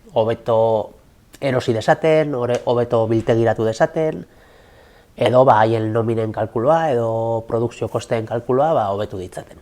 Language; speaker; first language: Basque; non-native, local second language; Spanish